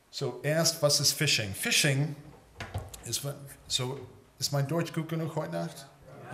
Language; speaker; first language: German; early bilingual, heritage; English